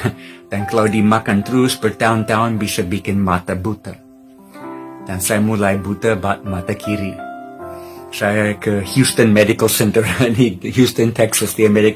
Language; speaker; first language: Indonesian; non-native, fluent; English